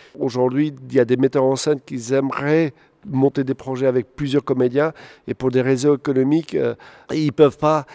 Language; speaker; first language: French; non-native, fluent; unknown